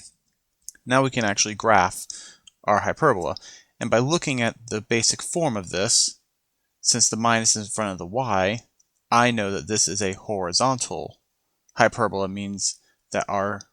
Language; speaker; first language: English; native; English